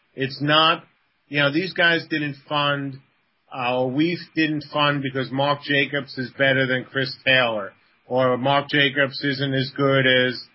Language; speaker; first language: English; native; English